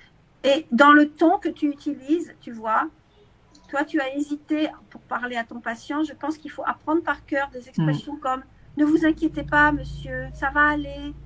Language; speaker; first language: French; native; French